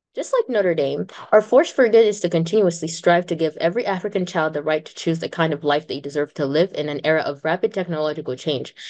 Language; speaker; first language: English; non-native, local second language; Ganda